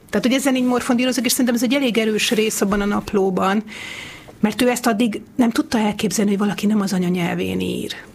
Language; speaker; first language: Hungarian; native; Hungarian